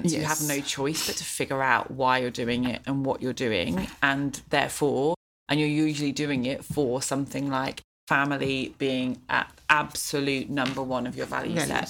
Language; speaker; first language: English; native; English